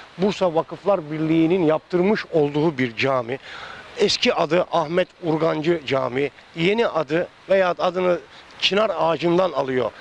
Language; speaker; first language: Turkish; native; Turkish